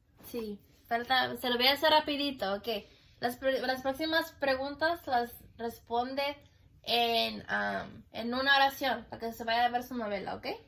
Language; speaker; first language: Spanish; early bilingual, heritage; Spanish